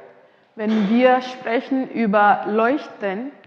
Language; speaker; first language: German; non-native, fluent; Indonesian